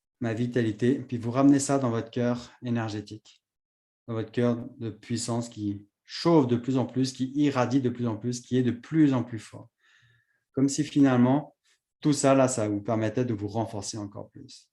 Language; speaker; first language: French; native; French